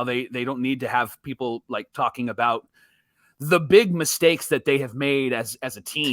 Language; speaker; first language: English; native; English